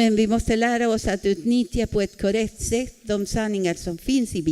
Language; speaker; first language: Swedish; non-native, fluent; Spanish